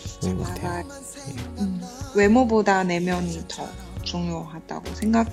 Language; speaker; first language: Korean; non-native, learner; Chinese